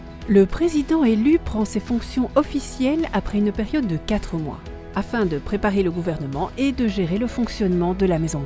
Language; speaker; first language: French; native; French